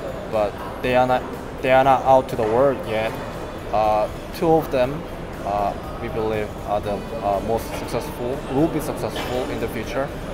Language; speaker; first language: English; non-native, fluent; Korean